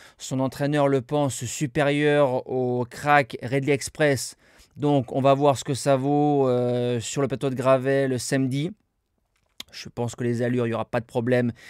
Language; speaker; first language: French; native; French